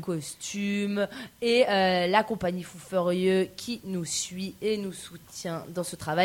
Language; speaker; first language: French; native; French